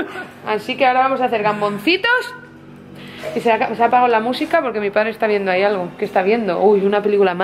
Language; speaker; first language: Spanish; native; Spanish